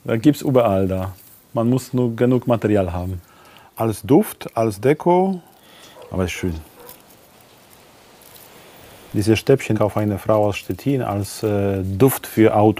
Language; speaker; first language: German; non-native, learner; Polish